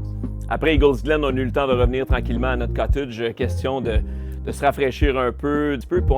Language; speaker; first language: French; native; French